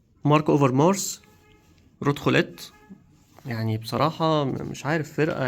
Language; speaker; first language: Arabic; native; Arabic